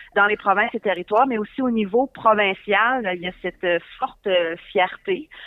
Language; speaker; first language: French; native; French